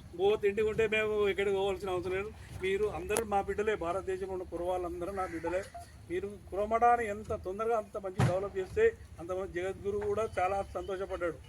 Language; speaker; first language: Telugu; native; Telugu